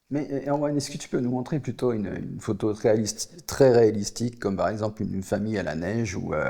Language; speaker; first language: French; native; French